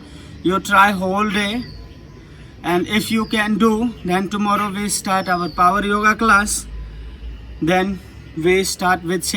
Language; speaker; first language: English; non-native, local second language; Hindi